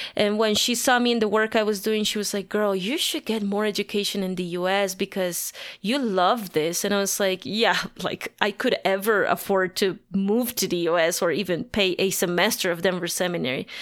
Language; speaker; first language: English; non-native, fluent; Spanish